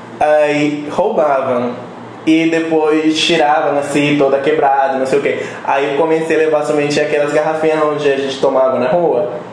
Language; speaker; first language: Portuguese; non-native, fluent; Spanish